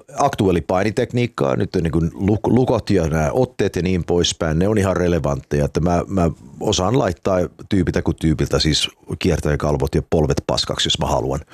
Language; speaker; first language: Finnish; non-native, fluent; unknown